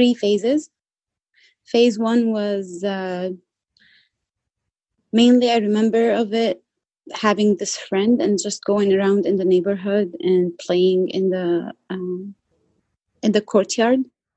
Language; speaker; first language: English; non-native, fluent; Arabic